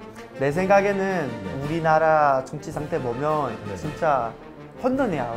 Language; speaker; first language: Korean; non-native, learner; Portuguese